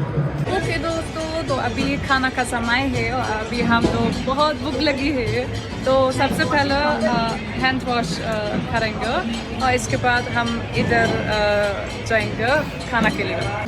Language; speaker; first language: Hindi; non-native, learner; German